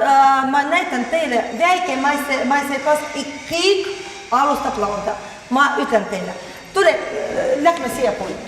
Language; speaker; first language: Estonian; non-native, learner; Russian